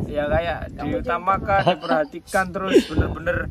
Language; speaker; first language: Indonesian; native; Indonesian